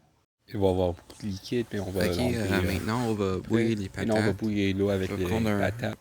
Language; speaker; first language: French; non-native, local second language; English